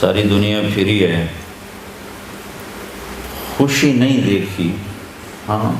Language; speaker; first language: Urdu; non-native, local second language; Punjabi